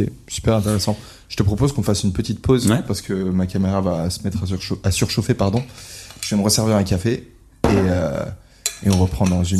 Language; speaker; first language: French; native; French